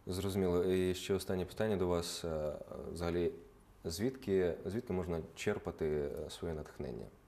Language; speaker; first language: Ukrainian; native; Ukrainian